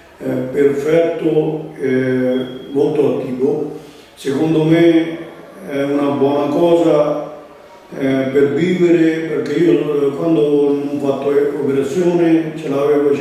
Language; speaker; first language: Italian; non-native, fluent; Punjabi